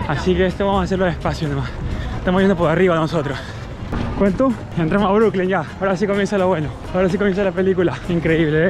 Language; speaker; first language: Spanish; native; Spanish